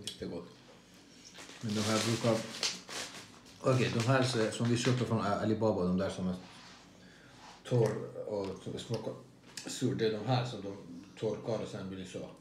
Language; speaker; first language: Swedish; non-native, fluent; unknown